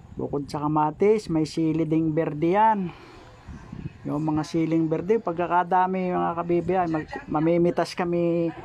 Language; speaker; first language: Filipino; native; Filipino